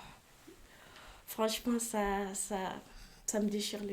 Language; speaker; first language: French; non-native, fluent; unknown